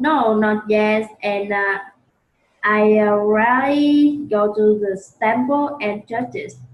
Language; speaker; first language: English; non-native, learner; Vietnamese